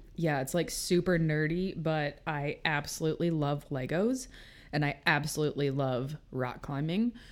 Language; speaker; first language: English; native; English